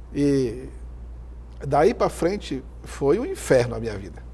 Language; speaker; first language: Portuguese; native; Portuguese